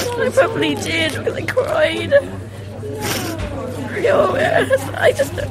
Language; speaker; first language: English; native; English